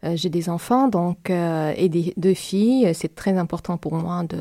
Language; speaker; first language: French; non-native, fluent; Arabic